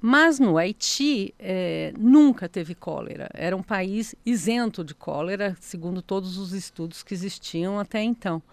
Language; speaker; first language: Portuguese; native; Portuguese